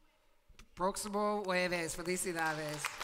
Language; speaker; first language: Spanish; non-native, learner; English